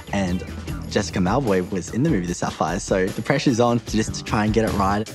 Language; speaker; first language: English; native; English